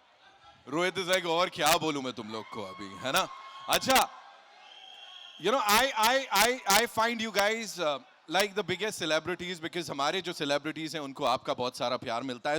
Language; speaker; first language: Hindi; native; Hindi